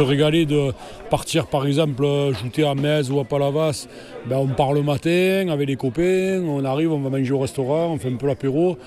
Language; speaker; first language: French; native; French